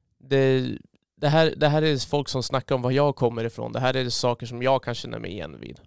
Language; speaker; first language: Swedish; native; Swedish